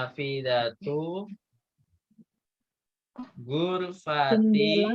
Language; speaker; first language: Arabic; non-native, fluent; Indonesian